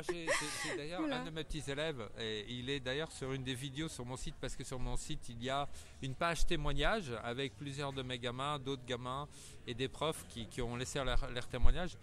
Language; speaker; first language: French; native; French